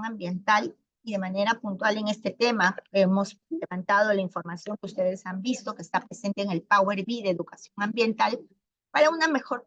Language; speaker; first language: Spanish; native; Spanish